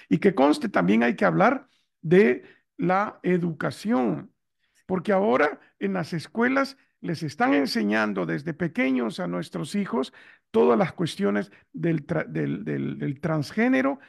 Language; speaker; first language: Spanish; native; Spanish